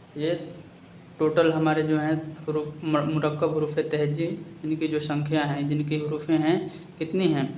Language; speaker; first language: Hindi; native; Hindi